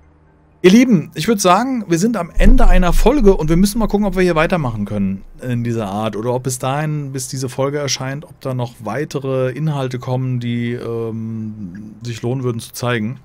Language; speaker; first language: German; native; German